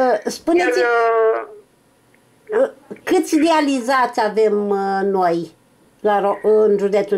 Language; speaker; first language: Romanian; native; Romanian